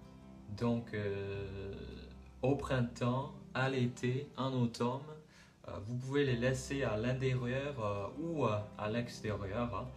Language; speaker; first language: French; non-native, learner; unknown